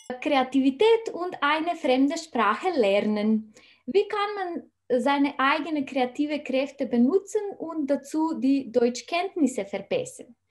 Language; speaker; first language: German; non-native, fluent; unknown